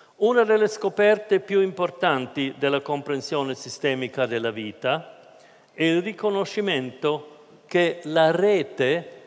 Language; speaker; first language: Italian; non-native, fluent; German